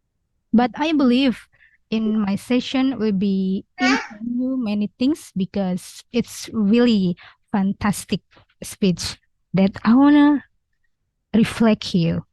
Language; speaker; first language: English; non-native, learner; Indonesian